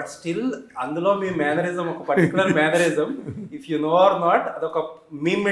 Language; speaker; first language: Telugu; native; Telugu